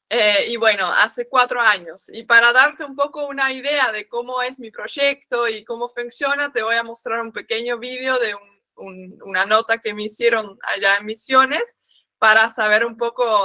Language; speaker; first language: Spanish; non-native, fluent; Dutch